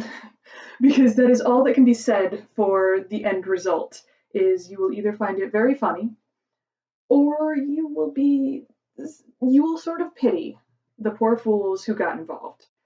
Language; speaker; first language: English; native; English